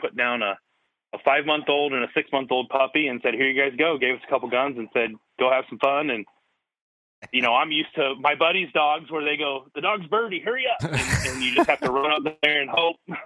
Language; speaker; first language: English; native; English